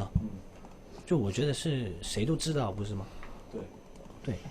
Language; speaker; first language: Chinese; non-native, local second language; Cantonese